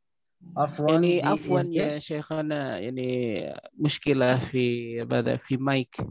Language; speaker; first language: Arabic; non-native, fluent; Indonesian